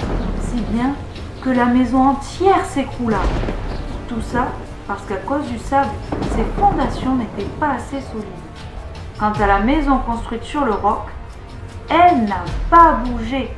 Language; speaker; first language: French; native; French